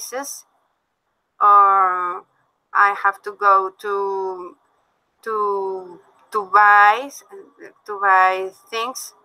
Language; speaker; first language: English; non-native, learner; Spanish